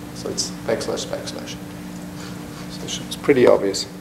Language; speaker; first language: English; non-native, fluent; German